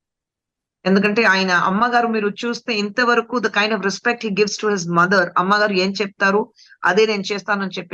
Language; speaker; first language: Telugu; non-native, fluent; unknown